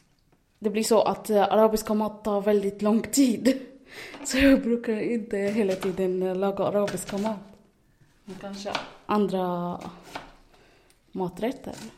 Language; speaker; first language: Swedish; non-native, learner; Arabic